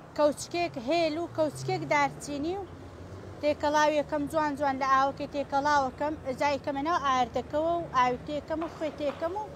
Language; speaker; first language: Central Kurdish; native; Central Kurdish